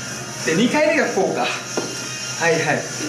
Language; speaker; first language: Japanese; native; Japanese